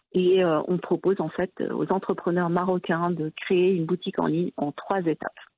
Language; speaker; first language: French; early bilingual, other home language; Arabic